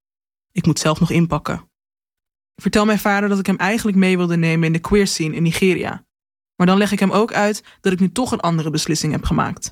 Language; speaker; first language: Dutch; native; Dutch